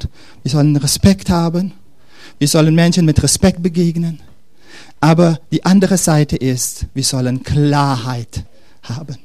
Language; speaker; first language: German; non-native, fluent; Dutch